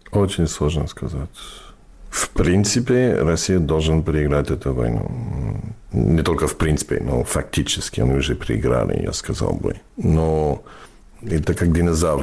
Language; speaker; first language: Russian; non-native, fluent; English